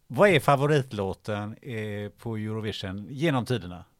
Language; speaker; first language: Swedish; native; Swedish